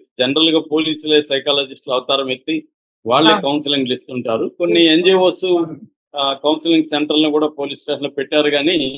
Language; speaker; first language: Telugu; native; Telugu